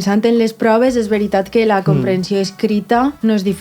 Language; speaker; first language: Catalan; native; Catalan